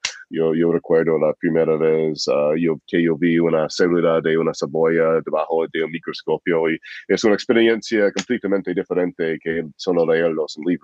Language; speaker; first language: Spanish; non-native, fluent; English